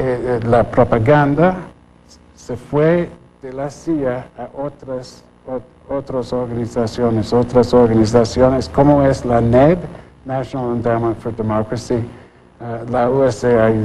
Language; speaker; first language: Spanish; non-native, fluent; English